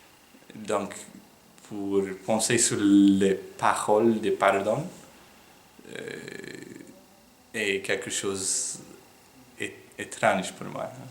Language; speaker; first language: French; non-native, fluent; English